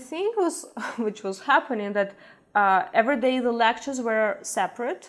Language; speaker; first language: English; non-native, fluent; Ukrainian